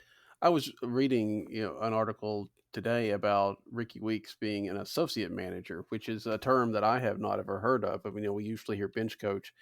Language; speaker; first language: English; native; English